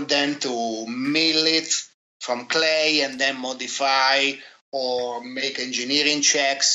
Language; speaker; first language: English; non-native, fluent; Italian